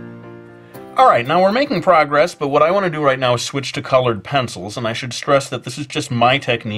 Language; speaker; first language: English; native; English